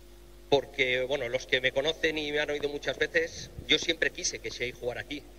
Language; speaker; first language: Spanish; native; Spanish